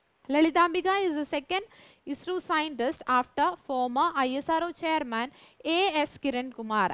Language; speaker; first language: English; non-native, local second language; Malayalam